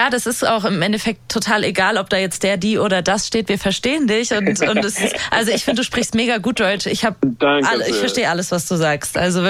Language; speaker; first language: German; native; German